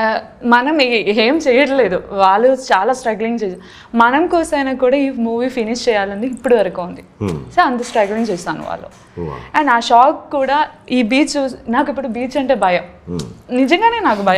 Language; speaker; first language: Telugu; non-native, learner; Malayalam